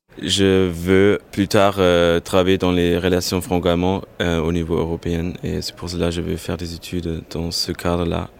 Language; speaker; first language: French; non-native, fluent; German